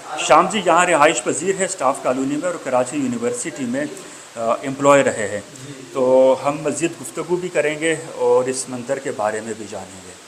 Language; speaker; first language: Urdu; native; Urdu